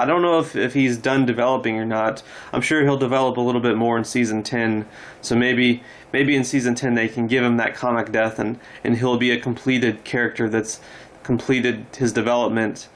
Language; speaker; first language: English; native; English